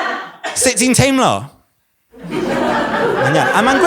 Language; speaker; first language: Welsh; non-native, local second language; English